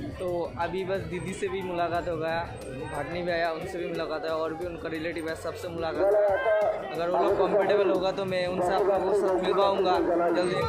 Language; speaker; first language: Hindi; non-native, local second language; Bangla